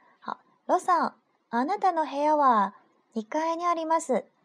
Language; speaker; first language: Japanese; non-native, fluent; Chinese